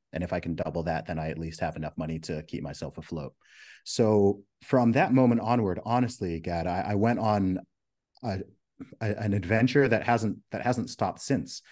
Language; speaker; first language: English; early bilingual, other home language; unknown